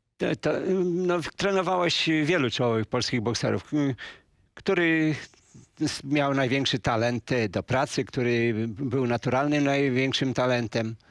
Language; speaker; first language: Polish; native; Polish